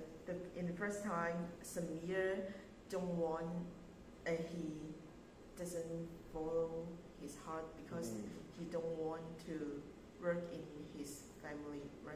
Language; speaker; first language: English; non-native, learner; Chinese